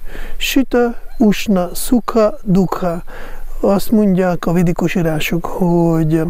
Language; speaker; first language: Hungarian; non-native, fluent; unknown